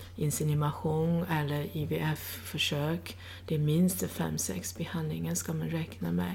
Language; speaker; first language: Swedish; non-native, fluent; Chinese